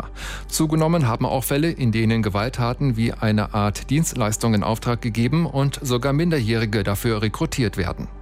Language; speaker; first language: German; native; German